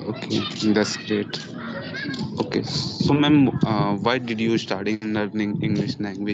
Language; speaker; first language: English; non-native, learner; Hindi